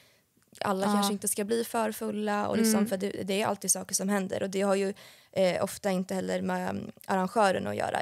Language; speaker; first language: Swedish; native; Swedish